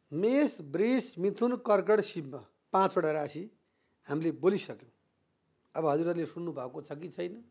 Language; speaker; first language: Nepali; native; Nepali